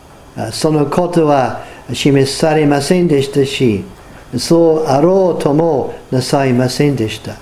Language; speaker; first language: Japanese; non-native, fluent; English